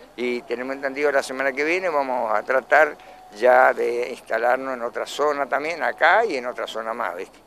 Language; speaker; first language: Spanish; native; Spanish